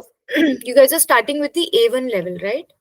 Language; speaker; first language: English; non-native, local second language; Hindi